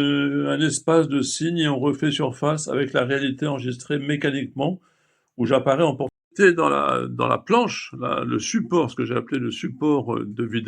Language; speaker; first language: French; native; French